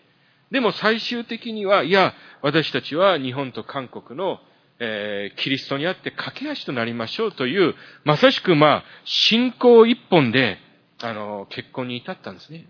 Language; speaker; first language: Japanese; early bilingual, heritage; Japanese